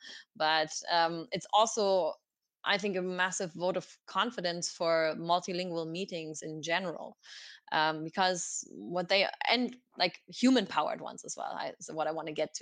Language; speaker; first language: English; non-native, fluent; German